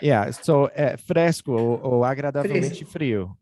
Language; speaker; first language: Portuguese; non-native, fluent; English